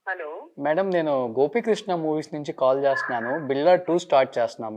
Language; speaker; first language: Telugu; native; Telugu